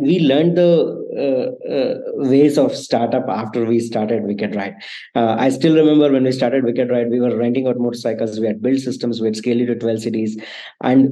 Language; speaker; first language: English; non-native, local second language; Kannada